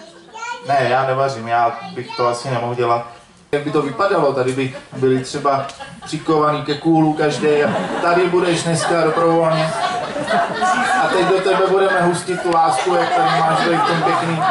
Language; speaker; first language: Czech; native; Czech